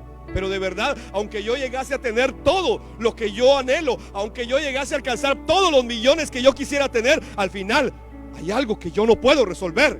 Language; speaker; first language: Spanish; native; Spanish